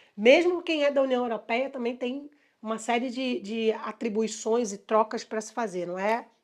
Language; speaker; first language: Portuguese; native; Portuguese